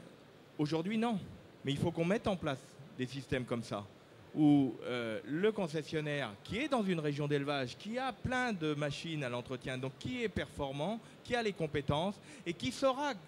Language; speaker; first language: French; native; French